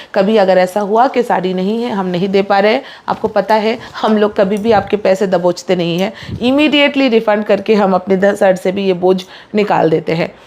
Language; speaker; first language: Hindi; non-native, local second language; Bangla